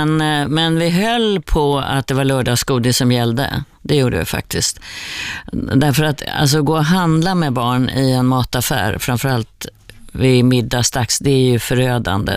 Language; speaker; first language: Swedish; native; Swedish